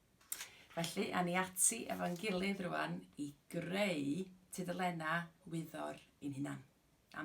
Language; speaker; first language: Welsh; native; Welsh